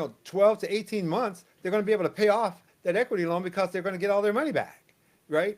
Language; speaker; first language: English; native; English